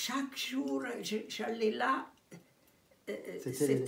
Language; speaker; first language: French; non-native, fluent; Italian